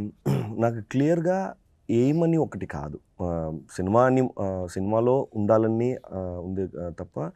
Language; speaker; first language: Telugu; non-native, fluent; Tamil